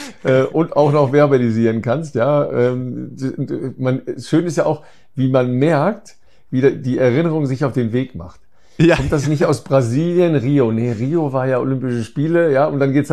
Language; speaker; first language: German; native; German